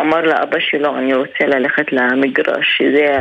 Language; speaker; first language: Hebrew; non-native, local second language; Arabic